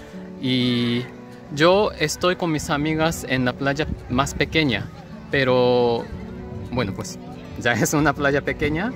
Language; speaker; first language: Spanish; non-native, fluent; Japanese